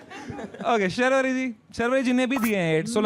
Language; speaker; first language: Hindi; native; Hindi